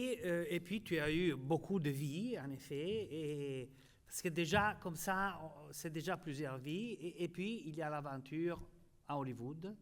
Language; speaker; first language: French; non-native, fluent; Italian